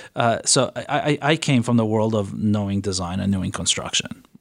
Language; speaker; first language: English; early bilingual, other home language; Persian